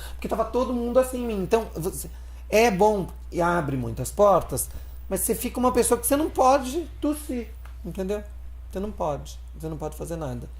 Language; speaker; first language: Portuguese; native; Portuguese